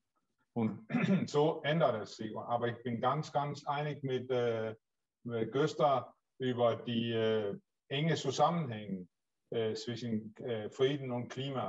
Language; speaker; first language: German; non-native, learner; Danish